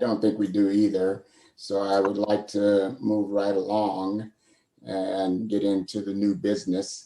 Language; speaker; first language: English; native; English